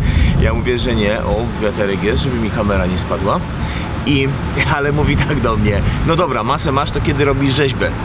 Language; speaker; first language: Polish; native; Polish